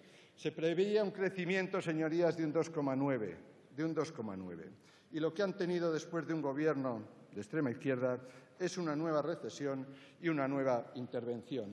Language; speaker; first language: Spanish; native; Spanish